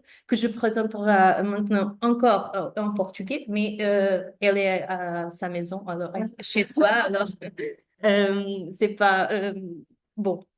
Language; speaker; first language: French; non-native, fluent; Portuguese